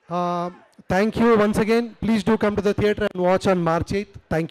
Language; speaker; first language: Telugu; non-native, learner; Kannada